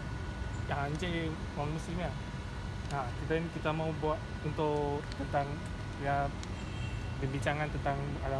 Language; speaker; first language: Indonesian; non-native, local second language; Chinese